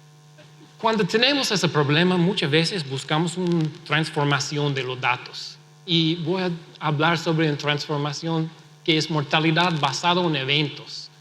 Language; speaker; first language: Spanish; non-native, fluent; English